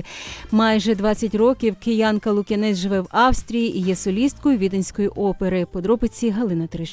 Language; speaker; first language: Ukrainian; native; Ukrainian